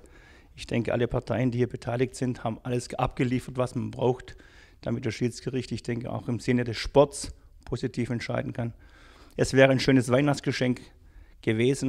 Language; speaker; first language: German; native; German